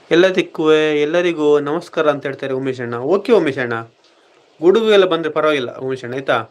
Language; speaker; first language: Kannada; non-native, local second language; Tulu